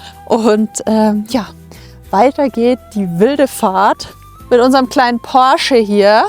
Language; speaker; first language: German; native; German